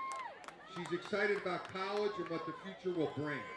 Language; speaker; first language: English; native; English